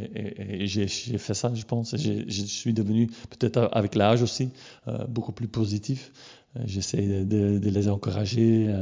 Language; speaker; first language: French; native; French